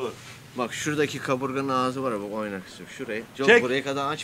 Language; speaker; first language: Turkish; native; Turkish